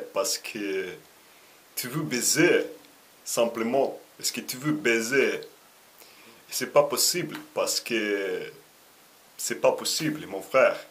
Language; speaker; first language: French; non-native, learner; Russian